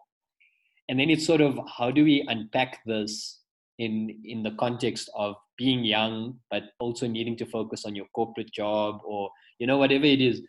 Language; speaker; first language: English; native; English